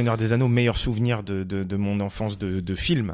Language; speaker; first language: French; native; French